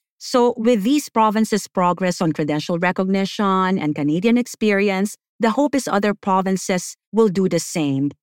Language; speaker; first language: English; non-native, local second language; Filipino